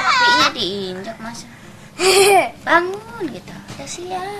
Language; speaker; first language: Indonesian; native; Indonesian